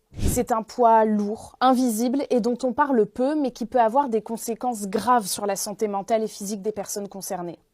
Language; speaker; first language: French; native; French